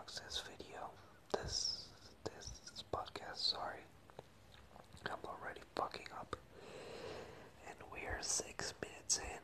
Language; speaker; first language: English; non-native, fluent; Spanish